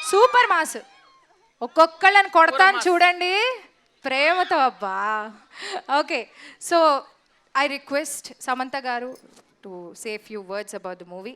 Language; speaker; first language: Telugu; native; Telugu